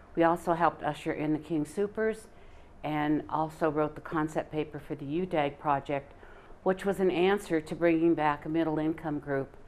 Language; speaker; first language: English; native; English